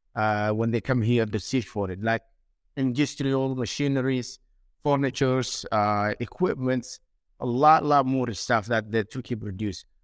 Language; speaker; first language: English; non-native, fluent; Somali